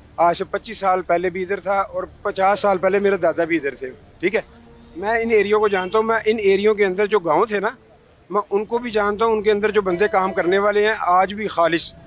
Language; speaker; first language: Urdu; non-native, local second language; Punjabi